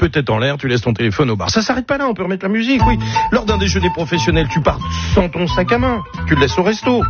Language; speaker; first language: French; native; French